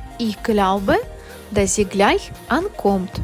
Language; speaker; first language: German; non-native, fluent; Ukrainian